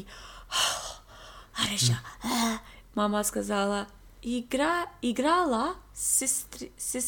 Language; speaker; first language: Russian; non-native, learner; English